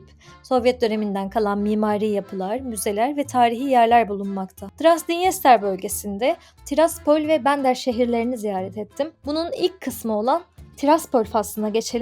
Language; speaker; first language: Turkish; native; Turkish